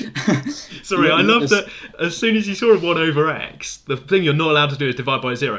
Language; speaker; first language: English; native; English